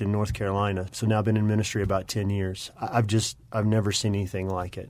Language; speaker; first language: English; native; English